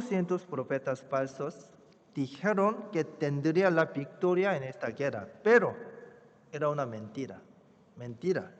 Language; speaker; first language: Spanish; non-native, fluent; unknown